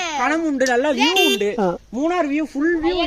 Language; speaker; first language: Malayalam; non-native, local second language; Tamil